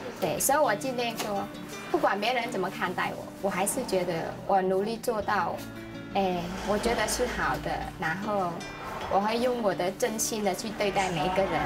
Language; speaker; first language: Chinese; non-native, fluent; Vietnamese